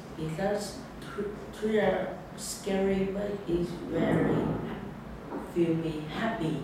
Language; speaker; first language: English; non-native, learner; Vietnamese